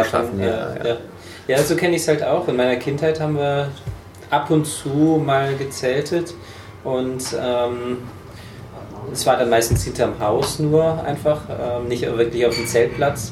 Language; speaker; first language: German; native; German